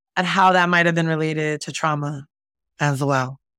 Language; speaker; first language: English; native; English